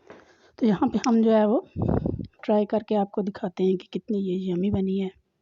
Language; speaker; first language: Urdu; non-native, local second language; Pahari-Potwari